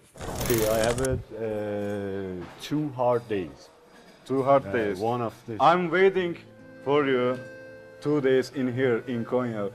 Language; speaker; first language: English; non-native, learner; Turkish